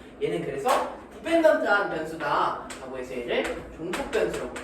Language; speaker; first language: Korean; native; Korean